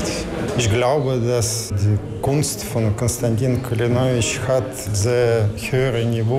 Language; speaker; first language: German; non-native, learner; Russian